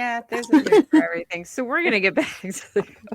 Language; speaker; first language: English; native; English